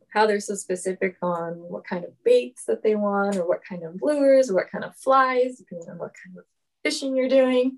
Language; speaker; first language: English; native; English